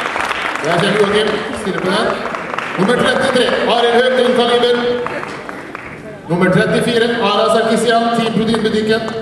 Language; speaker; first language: Norwegian; native; Norwegian